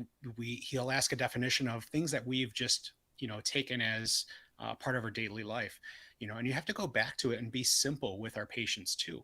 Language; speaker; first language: English; native; English